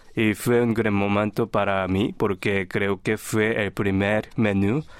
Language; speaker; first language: Spanish; non-native, fluent; Korean